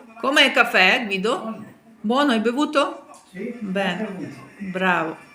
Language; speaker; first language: Italian; non-native, learner; Ukrainian